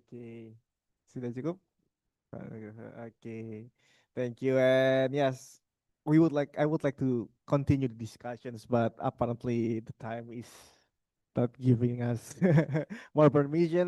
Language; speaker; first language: English; non-native, fluent; Indonesian